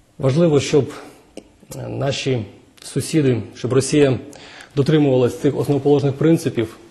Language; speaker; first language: Ukrainian; native; Ukrainian